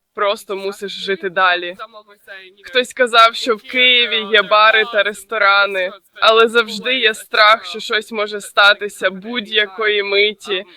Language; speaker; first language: Ukrainian; non-native, fluent; English